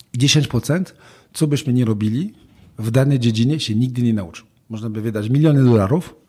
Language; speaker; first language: Polish; non-native, fluent; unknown